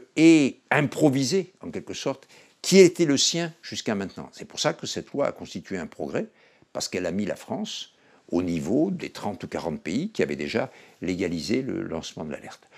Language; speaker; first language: French; native; French